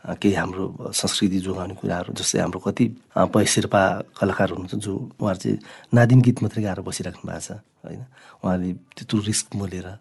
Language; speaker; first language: Nepali; non-native, local second language; Sherpa